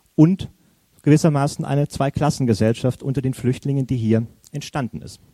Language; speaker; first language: German; native; German